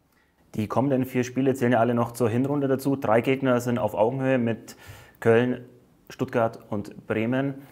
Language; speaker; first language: German; native; German